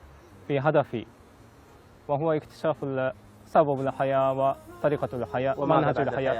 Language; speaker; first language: Arabic; non-native, fluent; Japanese